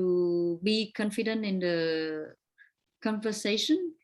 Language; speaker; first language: English; non-native, fluent; Vietnamese